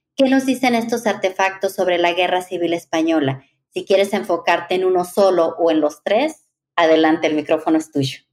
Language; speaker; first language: Spanish; native; Spanish